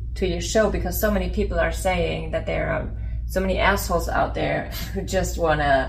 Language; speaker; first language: English; non-native, fluent; German